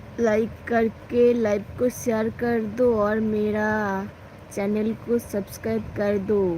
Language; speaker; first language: Hindi; non-native, local second language; Bangla